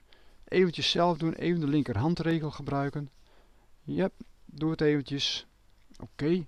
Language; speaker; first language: Dutch; native; Dutch